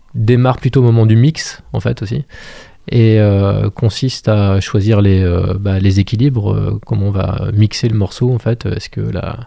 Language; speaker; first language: French; native; French